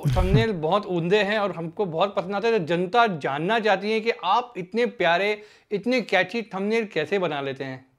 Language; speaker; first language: Hindi; native; Hindi